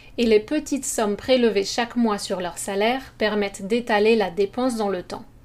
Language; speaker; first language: French; native; French